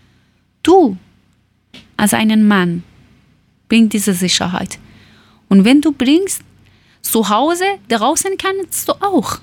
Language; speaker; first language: German; non-native, learner; Persian